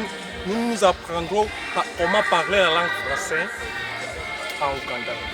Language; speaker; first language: French; non-native, learner; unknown